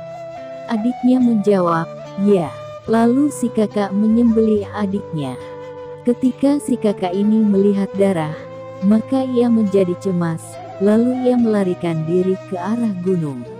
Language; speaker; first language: Indonesian; native; Indonesian